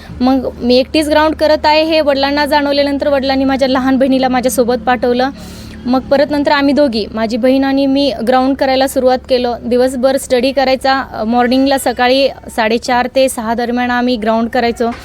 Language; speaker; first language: Marathi; native; Marathi